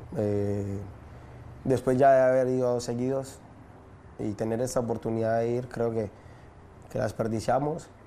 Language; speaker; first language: Spanish; native; Spanish